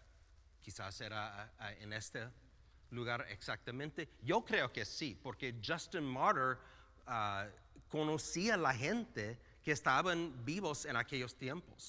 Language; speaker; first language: Spanish; non-native, fluent; English